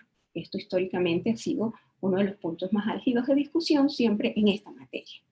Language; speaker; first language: Spanish; native; Spanish